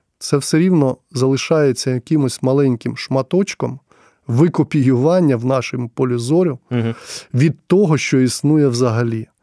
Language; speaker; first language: Ukrainian; non-native, local second language; Russian